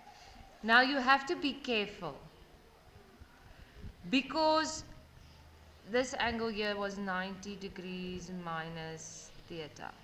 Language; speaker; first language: English; non-native, local second language; Afrikaans